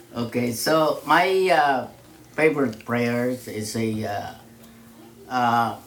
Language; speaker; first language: English; non-native, local second language; Filipino